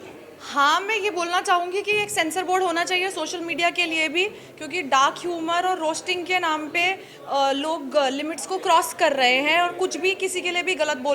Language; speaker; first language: Hindi; native; Hindi